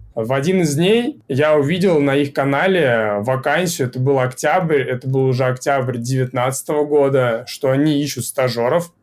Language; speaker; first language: Russian; native; Russian